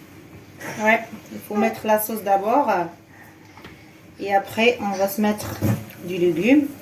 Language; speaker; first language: French; non-native, fluent; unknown